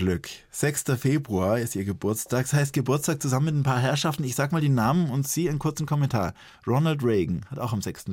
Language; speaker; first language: German; native; German